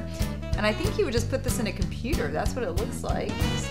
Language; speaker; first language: English; native; English